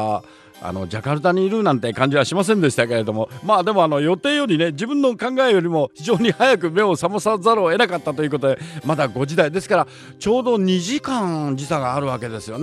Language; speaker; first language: Japanese; native; Japanese